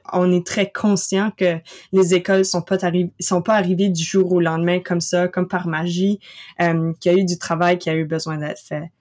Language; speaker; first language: French; native; French